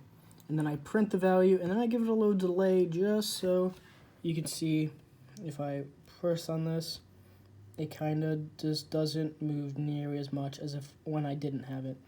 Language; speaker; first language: English; native; English